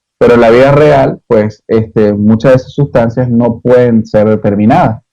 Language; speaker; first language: Spanish; native; Spanish